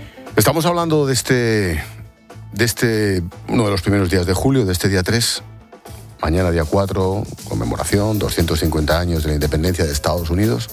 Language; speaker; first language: Spanish; native; Spanish